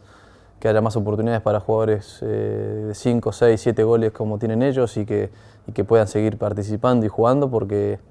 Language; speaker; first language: Spanish; native; Spanish